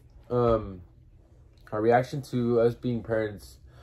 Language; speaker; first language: English; early bilingual, other home language; Spanish